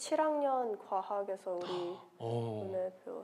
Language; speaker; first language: Korean; early bilingual, heritage; Korean